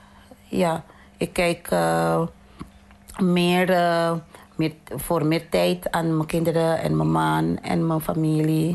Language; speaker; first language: Dutch; non-native, fluent; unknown